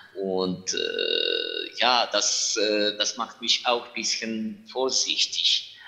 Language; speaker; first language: German; non-native, fluent; Ukrainian